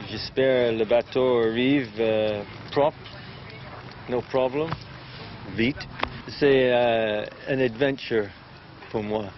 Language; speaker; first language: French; non-native, learner; English